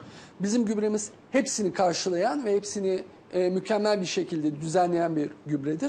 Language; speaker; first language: Turkish; native; Turkish